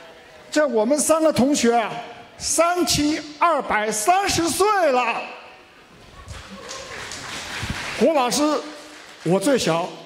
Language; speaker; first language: Chinese; native; Chinese